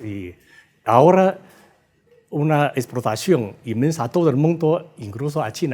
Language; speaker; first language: Spanish; non-native, fluent; Chinese